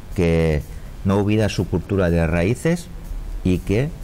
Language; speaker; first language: Spanish; non-native, learner; Chinese